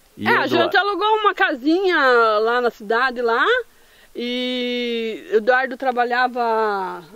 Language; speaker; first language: Portuguese; native; Portuguese